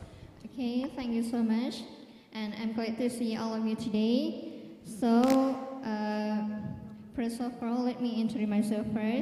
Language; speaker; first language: English; non-native, learner; Thai